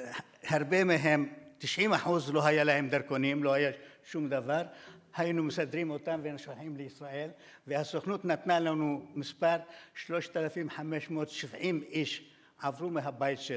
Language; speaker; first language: Hebrew; non-native, fluent; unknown